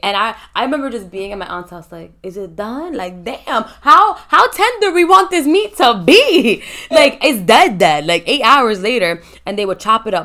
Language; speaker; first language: English; early bilingual, other home language; Spanish